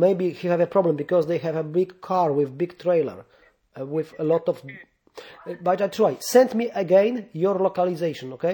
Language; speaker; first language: English; non-native, learner; Polish